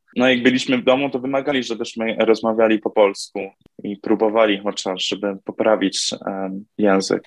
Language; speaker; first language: Polish; early bilingual, heritage; Polish